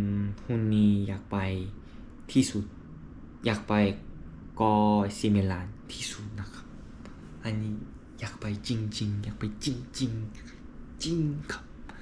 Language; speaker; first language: Thai; non-native, learner; Korean